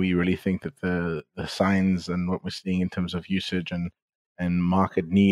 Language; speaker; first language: English; native; English